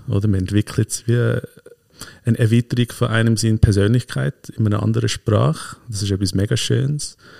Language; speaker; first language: German; early bilingual, heritage; German